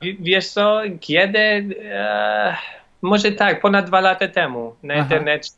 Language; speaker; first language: Polish; non-native, learner; English